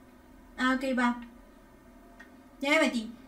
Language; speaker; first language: Spanish; native; Spanish